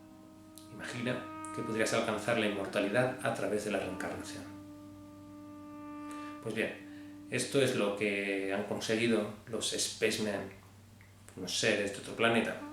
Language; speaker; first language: Spanish; native; Spanish